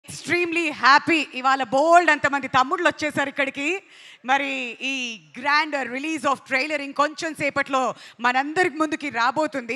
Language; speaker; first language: Telugu; native; Telugu